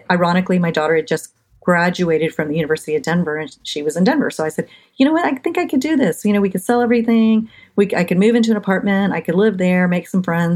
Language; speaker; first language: English; native; English